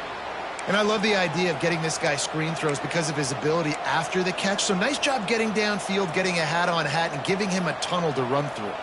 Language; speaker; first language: English; native; English